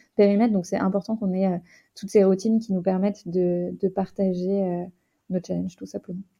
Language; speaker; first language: French; native; French